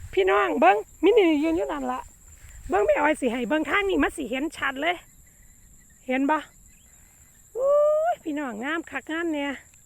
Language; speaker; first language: Thai; native; Thai